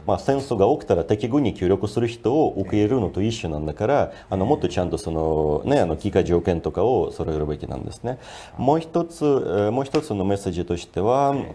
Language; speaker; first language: Japanese; non-native, fluent; Ukrainian